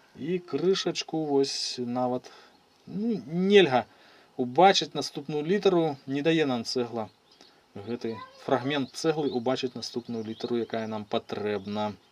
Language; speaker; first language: Belarusian; native; Belarusian